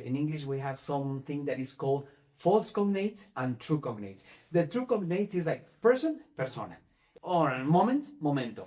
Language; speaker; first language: English; non-native, fluent; Spanish